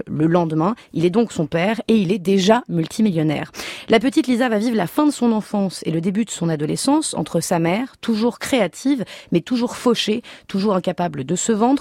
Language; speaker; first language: French; native; French